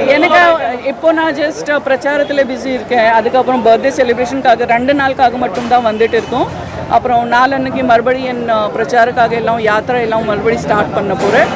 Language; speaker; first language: Tamil; non-native, fluent; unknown